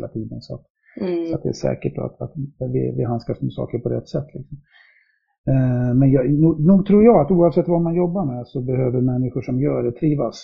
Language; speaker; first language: Swedish; native; Swedish